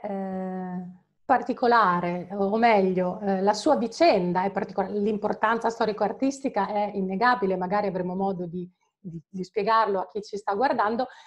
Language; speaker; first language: Italian; native; Italian